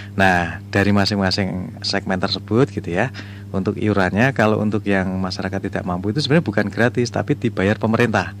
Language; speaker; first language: Indonesian; native; Indonesian